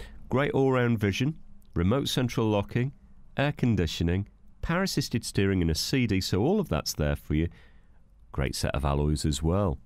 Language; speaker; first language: English; native; English